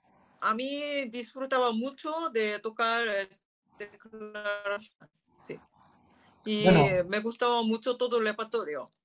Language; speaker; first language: Spanish; non-native, learner; Korean